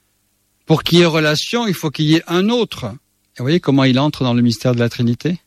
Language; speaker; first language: French; native; French